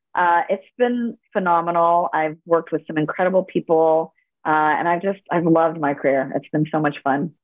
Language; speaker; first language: English; early bilingual, other home language; Spanish